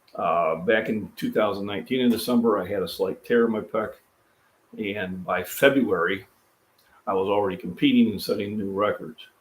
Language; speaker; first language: English; native; English